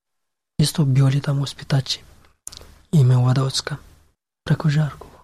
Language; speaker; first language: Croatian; non-native, learner; Pashto